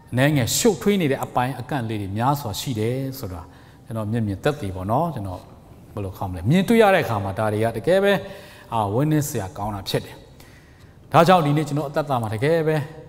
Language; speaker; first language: Burmese; non-native, local second language; Tedim Chin